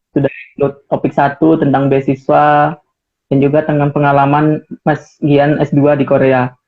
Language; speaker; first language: Indonesian; native; Indonesian